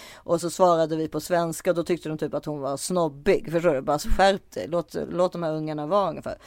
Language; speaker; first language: Swedish; early bilingual, other home language; French